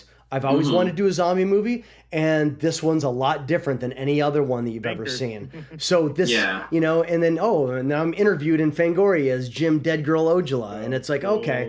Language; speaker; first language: English; native; English